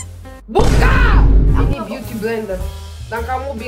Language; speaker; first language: Indonesian; non-native, learner; Russian